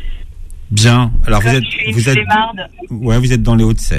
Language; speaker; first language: French; native; French